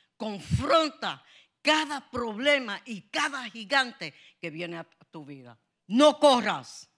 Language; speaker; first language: Spanish; native; Spanish